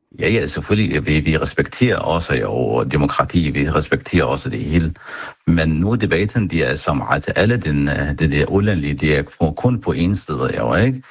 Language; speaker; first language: Danish; non-native, fluent; Arabic